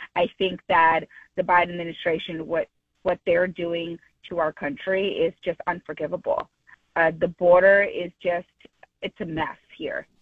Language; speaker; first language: English; early bilingual, other home language; Spanish